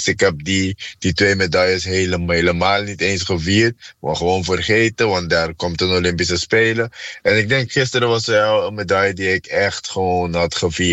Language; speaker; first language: Dutch; non-native, fluent; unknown